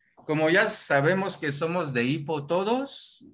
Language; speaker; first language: Spanish; non-native, fluent; French